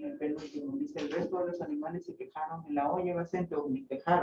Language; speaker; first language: Spanish; native; Spanish